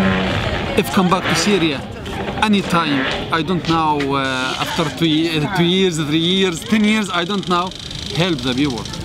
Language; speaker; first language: English; non-native, learner; Arabic